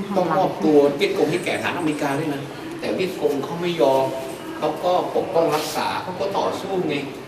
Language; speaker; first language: Thai; non-native, fluent; Vietnamese